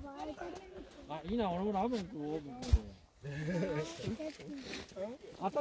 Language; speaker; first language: Japanese; native; Japanese